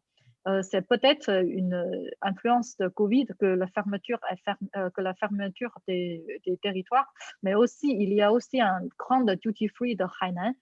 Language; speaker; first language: French; non-native, fluent; Chinese